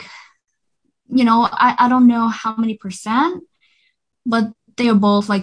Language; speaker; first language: English; non-native, fluent; Vietnamese